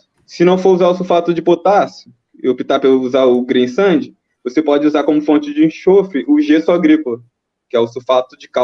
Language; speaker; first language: Portuguese; native; Portuguese